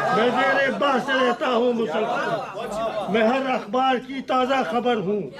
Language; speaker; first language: Urdu; non-native, local second language; Pashto